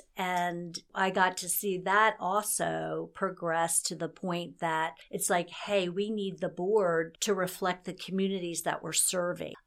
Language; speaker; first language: English; native; English